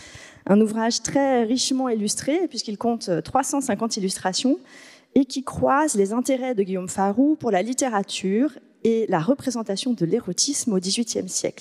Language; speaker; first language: French; native; French